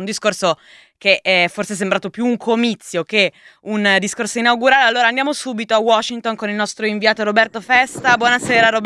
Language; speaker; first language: Italian; native; Italian